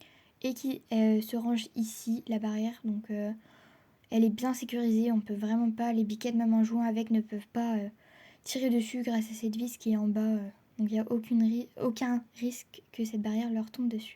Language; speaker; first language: French; native; French